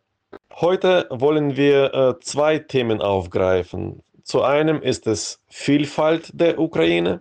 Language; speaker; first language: German; non-native, fluent; Ukrainian